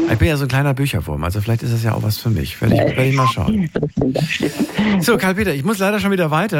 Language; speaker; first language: German; native; German